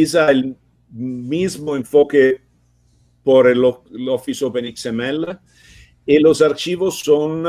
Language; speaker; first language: Spanish; non-native, fluent; Italian